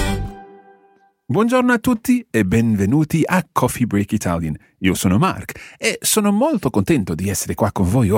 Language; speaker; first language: Italian; non-native, fluent; English